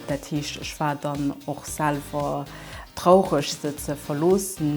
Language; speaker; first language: German; non-native, local second language; Luxembourgish